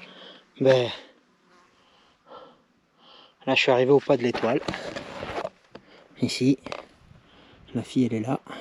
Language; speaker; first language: French; native; French